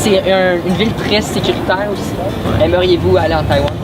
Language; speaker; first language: French; native; French